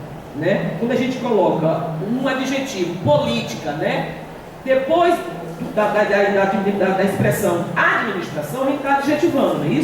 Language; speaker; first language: Portuguese; native; Portuguese